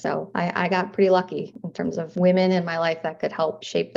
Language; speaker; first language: English; native; English